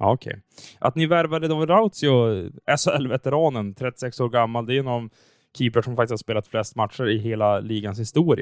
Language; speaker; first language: Swedish; native; Swedish